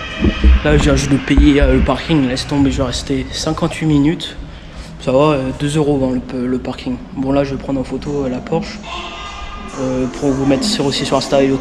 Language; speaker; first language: French; native; French